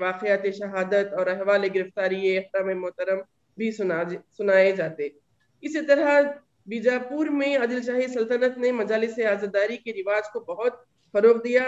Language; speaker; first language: Urdu; native; Urdu